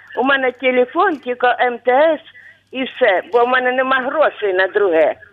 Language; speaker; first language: Ukrainian; native; Ukrainian